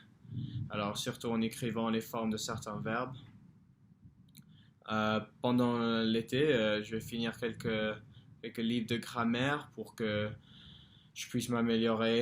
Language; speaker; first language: French; non-native, fluent; English